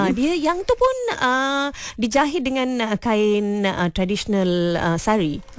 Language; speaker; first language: Malay; non-native, local second language; Tamil